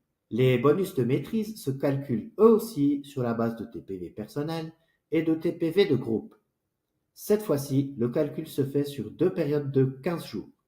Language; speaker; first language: French; native; French